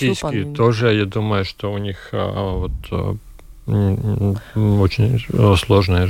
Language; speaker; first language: Russian; non-native, local second language; Latvian